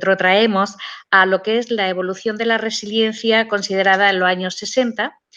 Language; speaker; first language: Spanish; native; Spanish